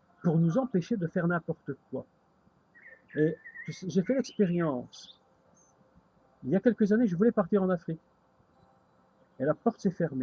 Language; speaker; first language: French; native; French